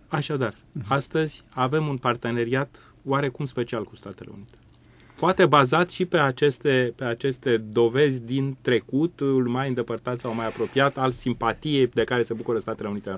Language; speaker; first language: Romanian; native; Romanian